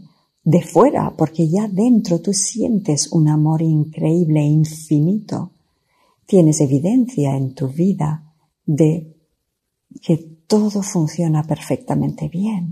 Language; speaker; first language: Spanish; non-native, fluent; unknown